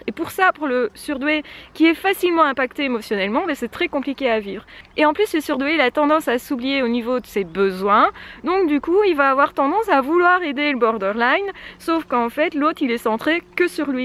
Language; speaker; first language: French; native; French